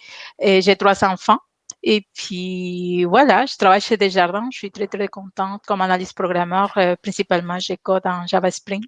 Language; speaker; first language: French; non-native, fluent; Spanish